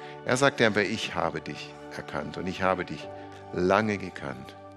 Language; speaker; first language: German; native; German